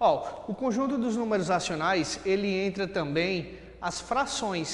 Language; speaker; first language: Portuguese; native; Portuguese